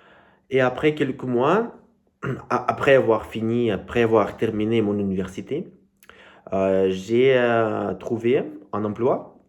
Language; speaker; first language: French; non-native, learner; Russian